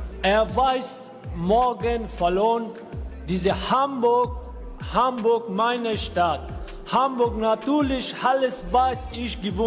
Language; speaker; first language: German; non-native, learner; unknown